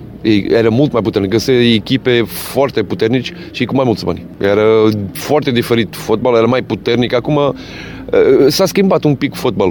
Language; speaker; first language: Romanian; non-native, fluent; Portuguese